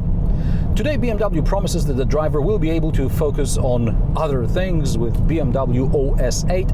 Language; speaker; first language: English; non-native, fluent; Polish